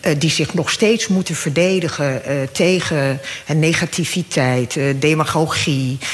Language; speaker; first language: Dutch; early bilingual, other home language; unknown